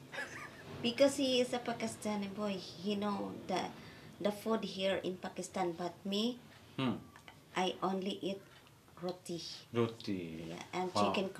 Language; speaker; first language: English; non-native, learner; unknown